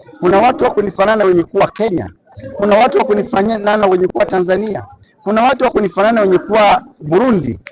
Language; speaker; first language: Swahili; non-native, local second language; Kinyarwanda